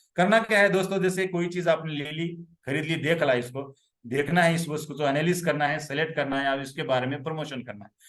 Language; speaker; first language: Hindi; non-native, local second language; Marathi